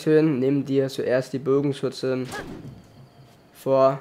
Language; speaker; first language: German; native; German